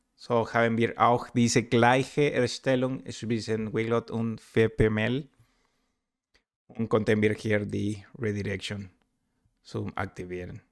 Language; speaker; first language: German; non-native, learner; Spanish